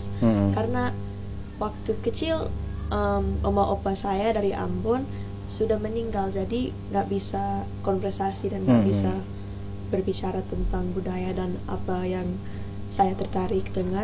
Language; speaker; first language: Indonesian; non-native, learner; English